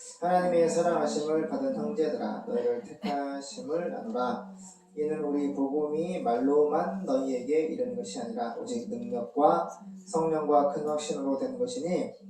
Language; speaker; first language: Korean; native; Korean